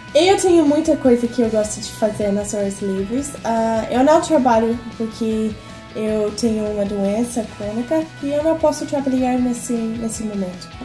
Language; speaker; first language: Portuguese; non-native, fluent; English